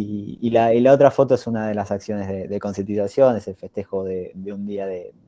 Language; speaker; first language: Spanish; native; Spanish